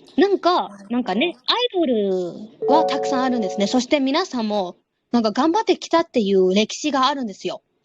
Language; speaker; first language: Japanese; non-native, fluent; Burmese